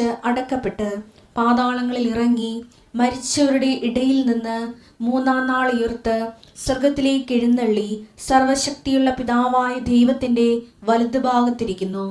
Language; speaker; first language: Malayalam; native; Malayalam